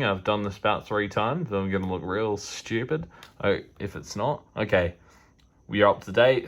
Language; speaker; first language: English; native; English